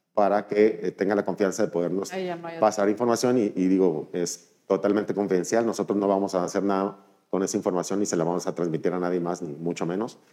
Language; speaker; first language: Spanish; native; Spanish